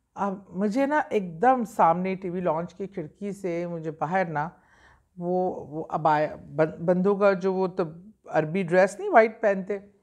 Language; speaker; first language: Urdu; native; Urdu